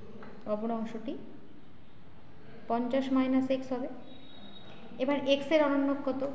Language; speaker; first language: Bangla; native; Bangla